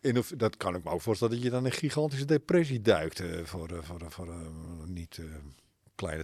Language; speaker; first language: Dutch; native; Dutch